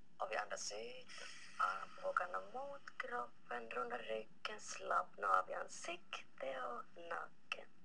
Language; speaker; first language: Swedish; non-native, local second language; Finnish